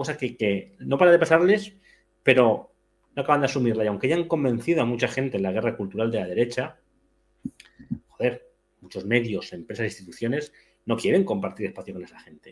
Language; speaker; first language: Spanish; native; Spanish